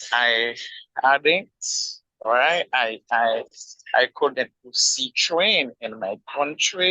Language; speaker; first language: English; non-native, learner; Haitian Creole